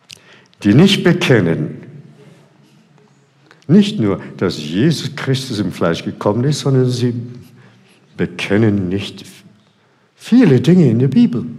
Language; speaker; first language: German; non-native, fluent; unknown